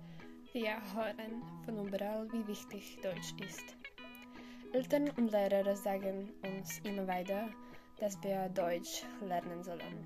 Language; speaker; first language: German; non-native, learner; Slovak